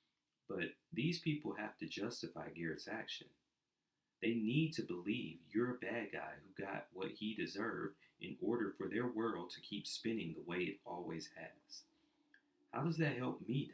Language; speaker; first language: English; native; English